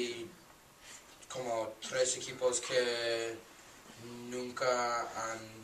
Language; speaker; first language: Spanish; non-native, learner; English